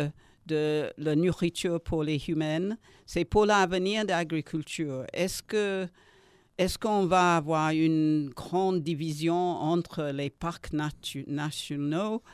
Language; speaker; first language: French; non-native, learner; English